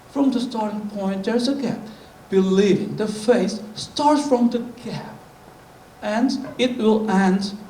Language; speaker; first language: English; non-native, fluent; Korean